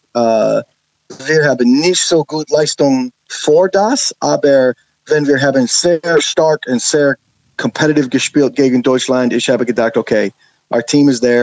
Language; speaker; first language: German; non-native, learner; English